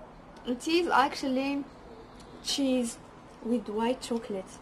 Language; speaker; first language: English; non-native, learner; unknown